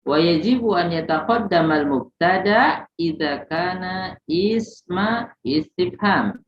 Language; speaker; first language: Arabic; non-native, fluent; Indonesian